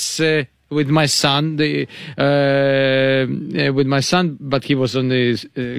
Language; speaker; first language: English; non-native, learner; Russian